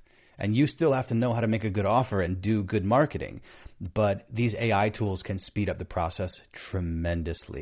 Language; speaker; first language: English; native; English